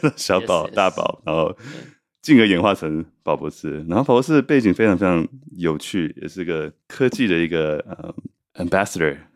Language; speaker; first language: Chinese; native; Chinese